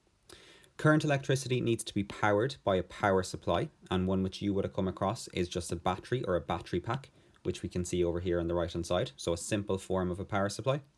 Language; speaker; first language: English; native; English